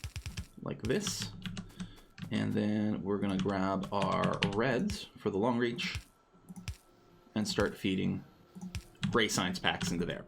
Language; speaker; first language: English; native; English